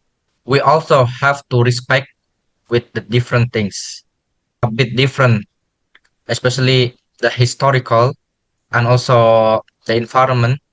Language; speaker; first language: English; non-native, learner; Indonesian